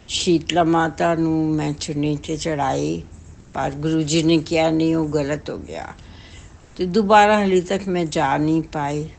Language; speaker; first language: Hindi; non-native, local second language; Punjabi